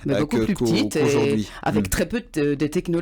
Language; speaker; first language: French; native; French